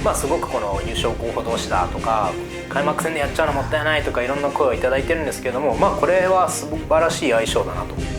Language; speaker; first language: Japanese; native; Japanese